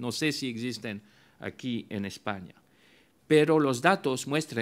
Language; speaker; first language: Spanish; non-native, fluent; French